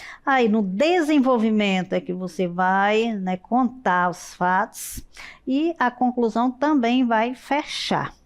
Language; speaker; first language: Portuguese; native; Portuguese